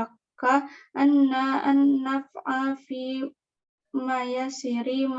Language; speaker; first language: Arabic; non-native, learner; Indonesian